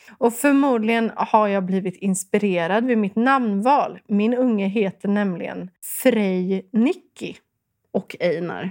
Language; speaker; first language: Swedish; native; Swedish